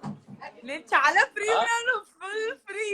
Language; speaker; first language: Telugu; non-native, learner; Gujarati